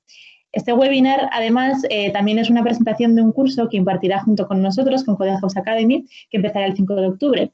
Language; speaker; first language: Spanish; native; Spanish